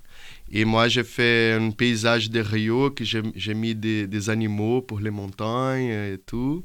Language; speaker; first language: French; non-native, fluent; Portuguese